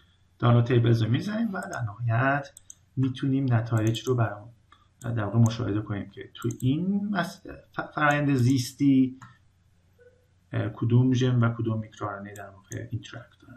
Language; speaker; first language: Persian; native; Persian